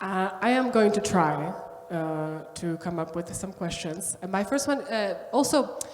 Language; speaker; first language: English; non-native, fluent; Slovak